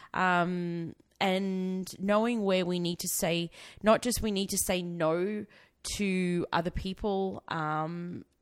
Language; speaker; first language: English; native; English